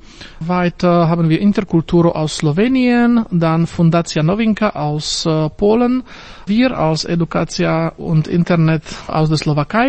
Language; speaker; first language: German; non-native, fluent; Slovak